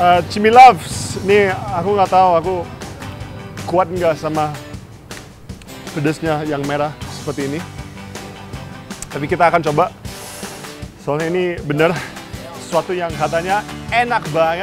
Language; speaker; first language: Indonesian; non-native, fluent; English